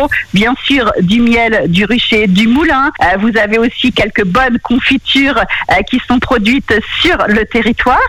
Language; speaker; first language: French; native; French